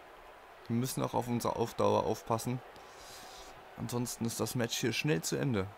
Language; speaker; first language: German; native; German